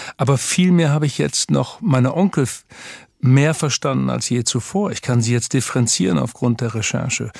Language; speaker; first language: German; native; German